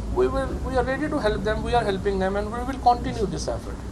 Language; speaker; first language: English; non-native, local second language; Urdu